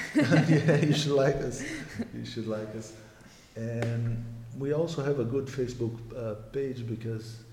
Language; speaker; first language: English; non-native, fluent; Portuguese